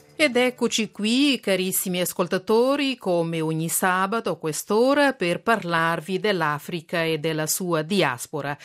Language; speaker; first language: Italian; non-native, fluent; Kabuverdianu